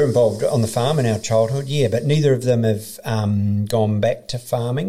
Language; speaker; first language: English; native; English